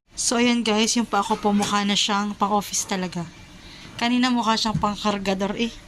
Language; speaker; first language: Filipino; native; Filipino